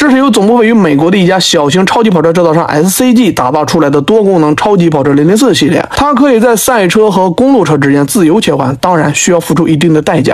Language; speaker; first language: Chinese; native; Chinese